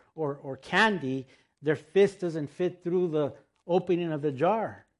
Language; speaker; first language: English; early bilingual, other home language; Spanish